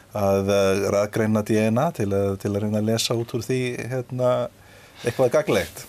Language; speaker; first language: Icelandic; native; Icelandic